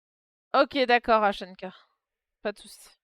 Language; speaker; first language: French; native; French